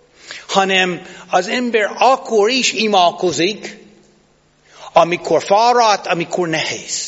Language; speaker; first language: Hungarian; non-native, fluent; English